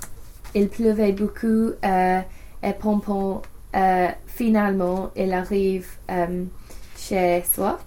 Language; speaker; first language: French; non-native, learner; English